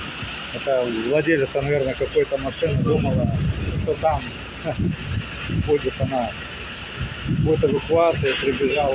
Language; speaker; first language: Russian; native; Russian